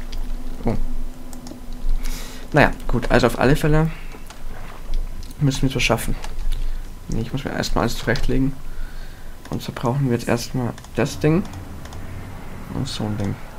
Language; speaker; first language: German; native; German